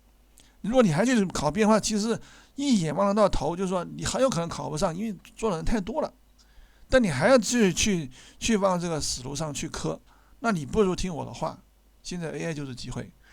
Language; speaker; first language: Chinese; native; Chinese